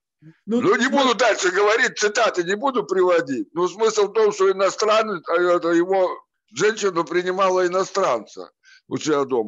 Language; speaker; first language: Russian; native; Russian